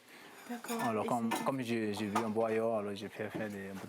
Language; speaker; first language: French; non-native, fluent; Sherpa